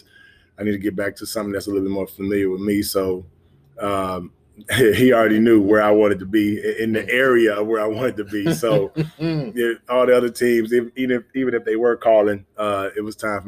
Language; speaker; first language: English; native; English